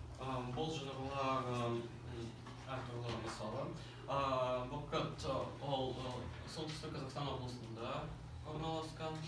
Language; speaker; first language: Kazakh; non-native, local second language; Russian